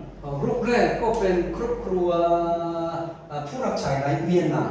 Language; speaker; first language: Thai; non-native, fluent; Korean